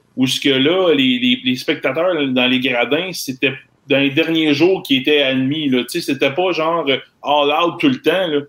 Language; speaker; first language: French; native; French